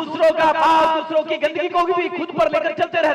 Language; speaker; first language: Hindi; native; Hindi